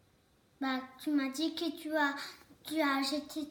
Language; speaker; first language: French; early bilingual, other home language; Turkish